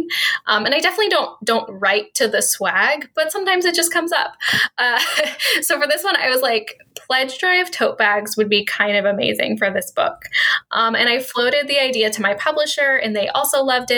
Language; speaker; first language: English; native; English